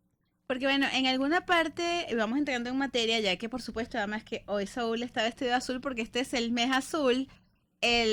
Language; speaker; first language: Spanish; native; Spanish